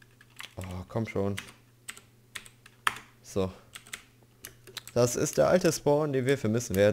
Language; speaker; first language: German; native; German